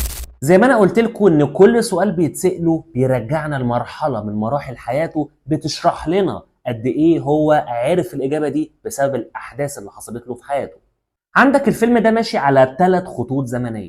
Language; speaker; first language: Arabic; native; Arabic